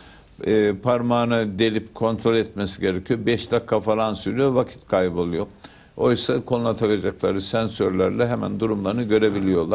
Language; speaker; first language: Turkish; native; Turkish